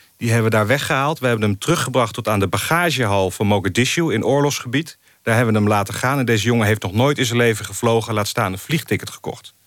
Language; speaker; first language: Dutch; native; Dutch